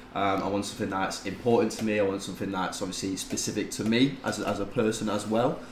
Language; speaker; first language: English; native; English